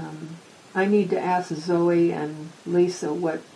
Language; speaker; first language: English; native; English